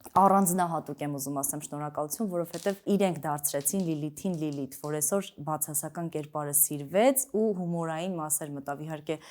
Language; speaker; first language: Armenian; early bilingual, other home language; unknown